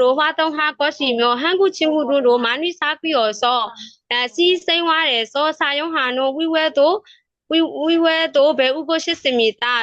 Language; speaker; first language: Korean; non-native, learner; Burmese